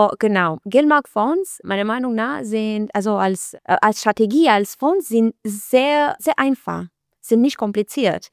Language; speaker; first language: German; non-native, learner; Albanian